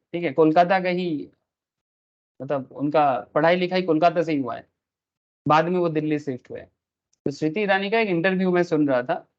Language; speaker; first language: Hindi; non-native, local second language; Bangla